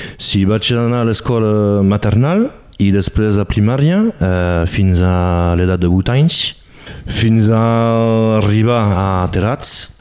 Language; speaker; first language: Catalan; non-native, local second language; French